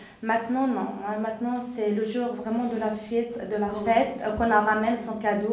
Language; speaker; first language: French; non-native, local second language; Arabic